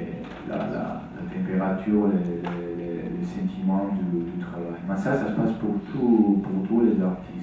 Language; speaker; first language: French; non-native, fluent; Italian